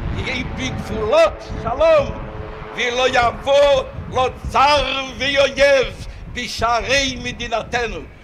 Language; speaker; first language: Hebrew; non-native, fluent; Yiddish